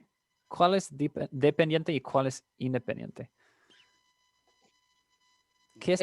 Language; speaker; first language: Spanish; non-native, fluent; English